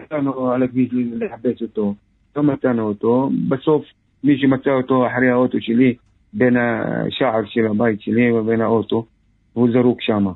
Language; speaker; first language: Hebrew; non-native, local second language; Arabic